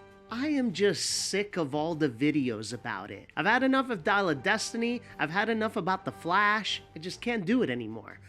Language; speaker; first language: English; native; English